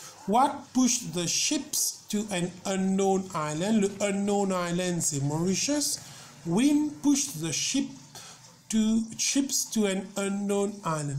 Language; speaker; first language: English; non-native, local second language; Morisyen